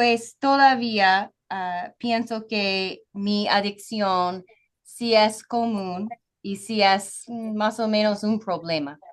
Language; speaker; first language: Spanish; non-native, fluent; English